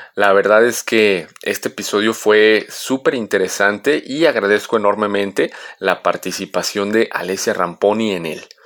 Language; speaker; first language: Spanish; native; Spanish